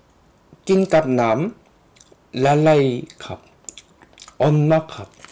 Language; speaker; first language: Thai; non-native, learner; Korean